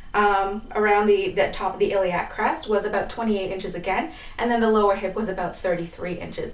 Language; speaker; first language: English; native; English